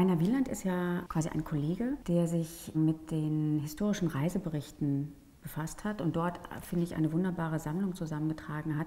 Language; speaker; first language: German; native; German